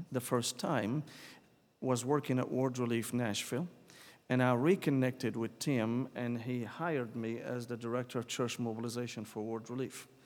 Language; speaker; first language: English; non-native, fluent; Arabic